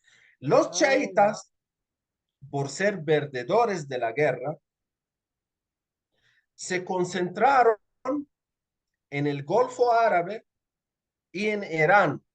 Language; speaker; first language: Spanish; non-native, fluent; Arabic